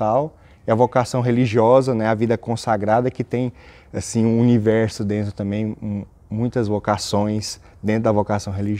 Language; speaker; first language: Portuguese; native; Portuguese